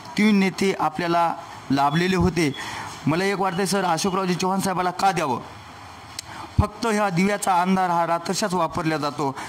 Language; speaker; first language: Marathi; native; Marathi